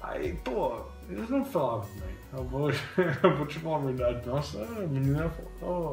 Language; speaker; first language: Portuguese; non-native, fluent; English